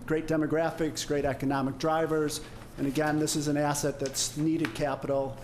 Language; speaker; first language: English; native; English